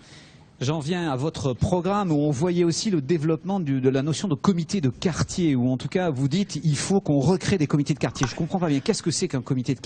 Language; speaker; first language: French; native; French